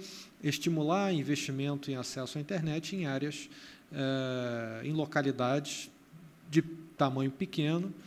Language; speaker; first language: Portuguese; native; Portuguese